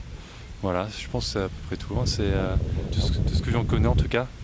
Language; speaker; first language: French; native; French